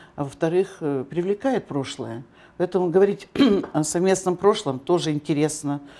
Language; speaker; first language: Russian; native; Russian